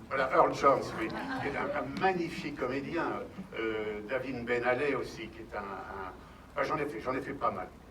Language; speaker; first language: French; native; French